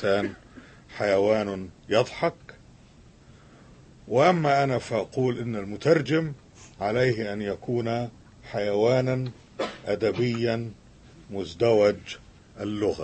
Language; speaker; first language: Arabic; native; Arabic